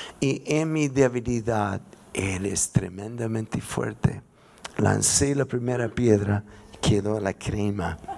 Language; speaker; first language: Spanish; non-native, fluent; English